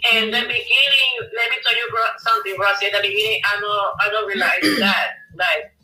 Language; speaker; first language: English; non-native, learner; Spanish